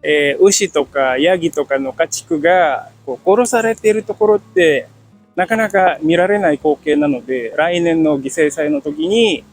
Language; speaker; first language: Japanese; non-native, fluent; Indonesian